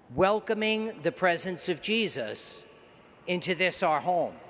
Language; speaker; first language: English; native; English